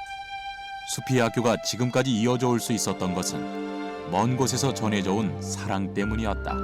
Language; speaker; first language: Korean; native; Korean